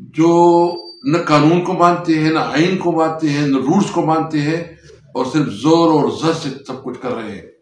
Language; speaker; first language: Urdu; non-native, local second language; Pashto